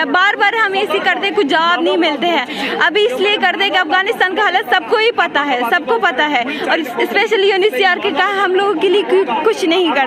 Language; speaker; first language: Hindi; non-native, learner; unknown